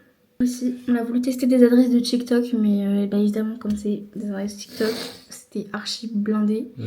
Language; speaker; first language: French; native; French